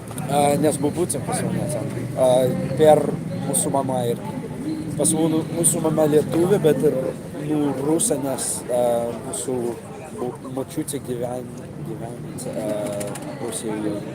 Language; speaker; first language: Lithuanian; early bilingual, heritage; Lithuanian